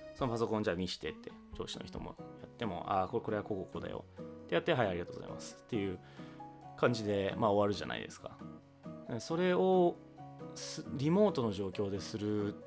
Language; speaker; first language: Japanese; early bilingual, heritage; English